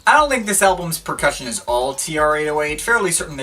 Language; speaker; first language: English; native; English